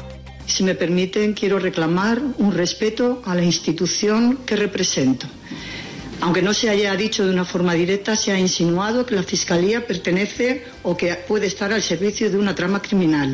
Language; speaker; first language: Spanish; native; Spanish